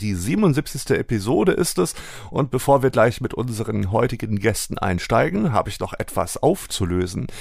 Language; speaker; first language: German; native; German